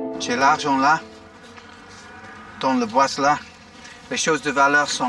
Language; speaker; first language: French; non-native, fluent; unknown